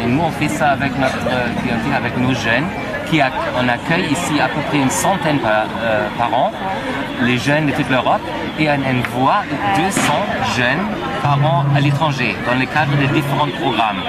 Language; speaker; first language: French; non-native, fluent; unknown